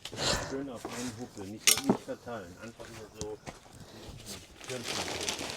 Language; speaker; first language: German; native; German